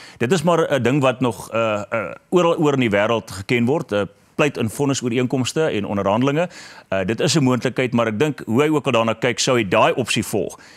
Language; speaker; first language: Afrikaans; native; Afrikaans